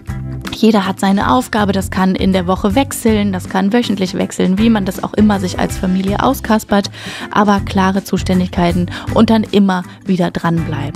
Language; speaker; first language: German; native; German